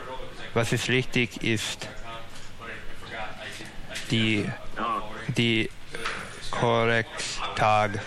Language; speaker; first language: German; non-native, learner; English